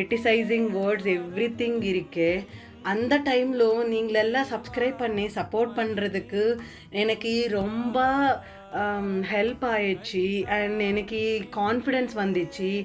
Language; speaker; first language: Tamil; non-native, learner; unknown